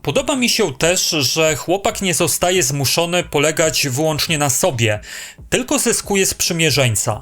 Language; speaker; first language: Polish; native; Polish